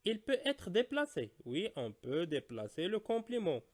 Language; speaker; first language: French; non-native, local second language; Arabic